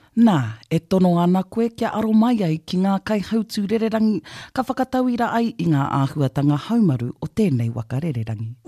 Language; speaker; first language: Māori; native; Māori